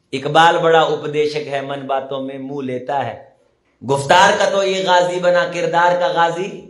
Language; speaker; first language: Urdu; non-native, local second language; Punjabi